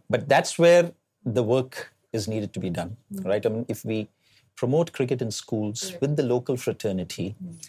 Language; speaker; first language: English; non-native, local second language; Malayalam